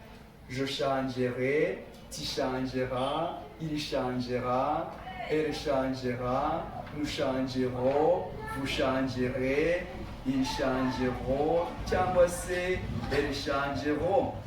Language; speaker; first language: French; non-native, local second language; Kinyarwanda